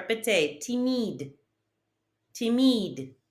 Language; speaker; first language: French; non-native, fluent; English